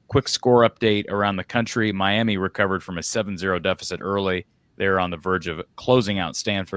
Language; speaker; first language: English; native; English